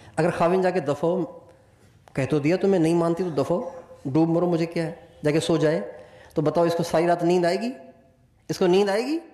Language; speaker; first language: Urdu; non-native, local second language; Sindhi